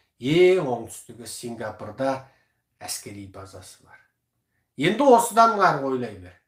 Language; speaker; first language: Kazakh; early bilingual, heritage; Kazakh